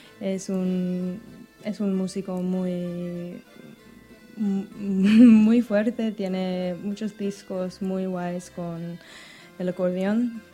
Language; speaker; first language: Spanish; non-native, learner; English